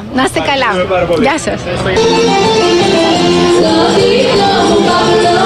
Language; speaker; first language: Greek; native; Greek